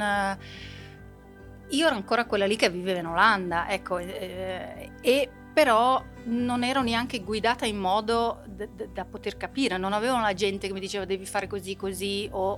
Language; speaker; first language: Italian; non-native, fluent; Dutch